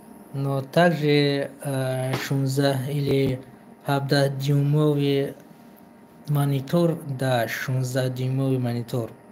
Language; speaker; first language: Russian; non-native, learner; Tajik